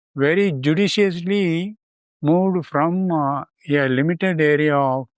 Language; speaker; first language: English; non-native, local second language; Tamil